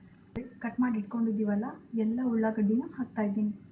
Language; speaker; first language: Kannada; native; Kannada